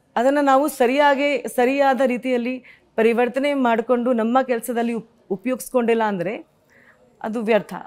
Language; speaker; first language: Kannada; non-native, fluent; Hindi